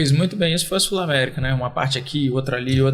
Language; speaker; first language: Portuguese; native; Portuguese